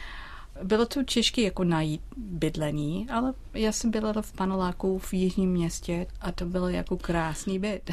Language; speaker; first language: Czech; non-native, fluent; English